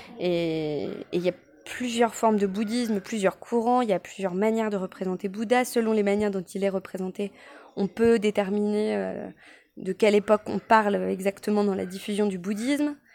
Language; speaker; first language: French; native; French